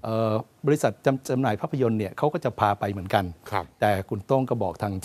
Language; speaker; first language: Thai; native; Thai